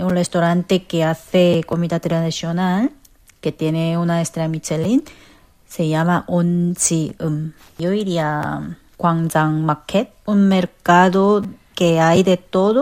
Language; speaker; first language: Spanish; non-native, fluent; Korean